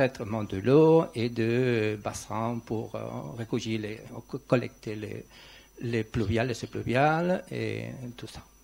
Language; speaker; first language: French; non-native, learner; Spanish